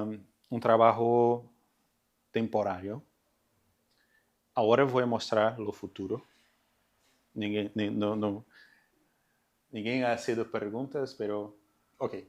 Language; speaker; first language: Spanish; non-native, learner; Portuguese